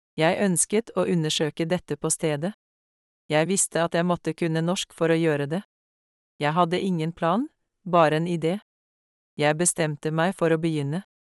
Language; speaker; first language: Norwegian; non-native, learner; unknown